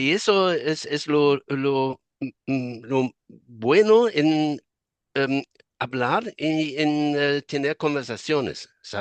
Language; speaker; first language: Spanish; non-native, fluent; German